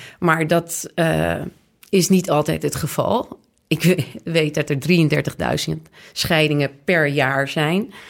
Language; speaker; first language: Dutch; native; Dutch